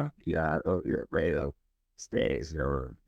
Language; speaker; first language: English; non-native, learner; Spanish